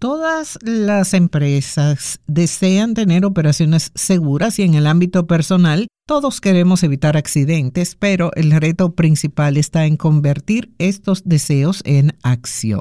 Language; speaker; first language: Spanish; native; Spanish